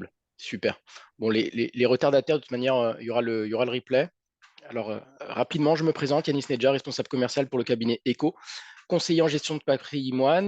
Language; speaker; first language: French; native; French